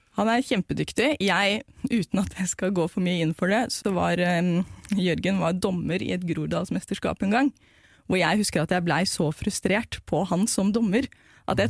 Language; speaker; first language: Norwegian; native; Norwegian